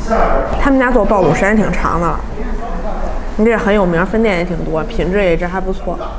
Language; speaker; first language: Chinese; native; Chinese